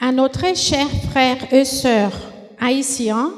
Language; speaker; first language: French; non-native, fluent; Portuguese